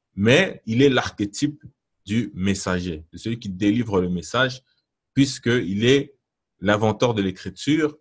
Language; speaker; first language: French; non-native, local second language; Lingala